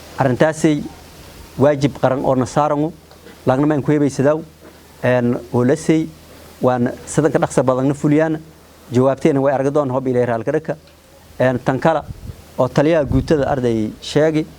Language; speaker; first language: Somali; non-native, local second language; Maay